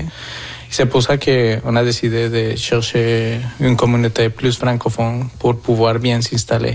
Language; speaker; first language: French; non-native, fluent; Spanish